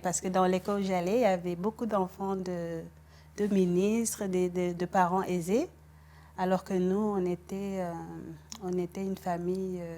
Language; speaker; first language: French; non-native, local second language; Wolof